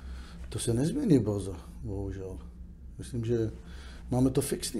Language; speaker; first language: Czech; non-native, fluent; Hebrew